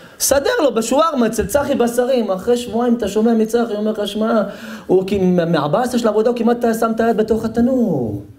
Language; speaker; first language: Hebrew; native; Hebrew